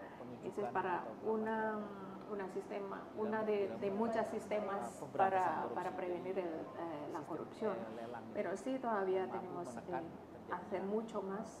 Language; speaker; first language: Spanish; non-native, fluent; Indonesian